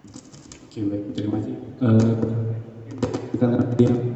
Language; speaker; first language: Indonesian; native; Indonesian